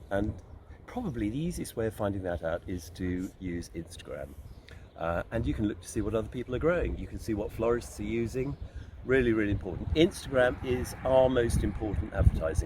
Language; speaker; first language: English; native; English